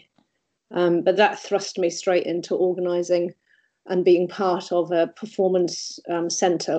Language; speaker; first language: English; native; English